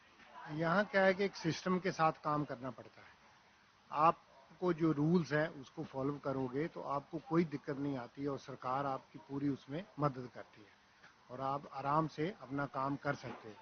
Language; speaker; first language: Hindi; native; Hindi